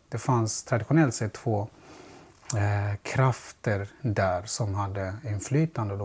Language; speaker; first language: Swedish; non-native, fluent; Central Kurdish